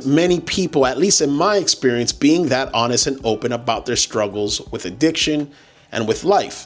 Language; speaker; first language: English; native; English